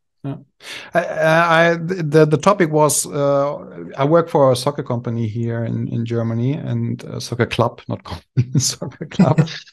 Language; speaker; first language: English; non-native, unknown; German